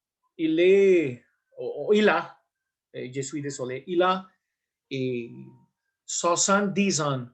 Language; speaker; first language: French; non-native, learner; Spanish